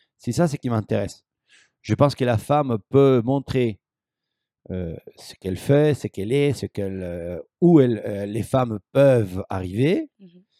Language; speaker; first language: French; non-native, fluent; Spanish